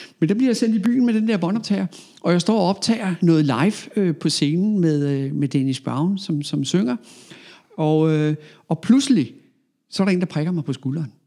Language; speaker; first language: Danish; native; Danish